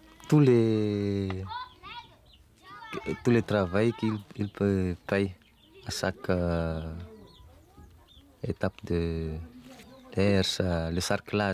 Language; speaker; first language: French; non-native, local second language; Malagasy